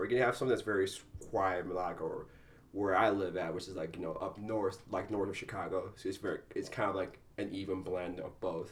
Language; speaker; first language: English; early bilingual, other home language; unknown